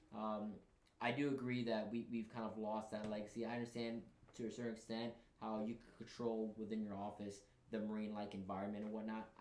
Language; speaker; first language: English; native; English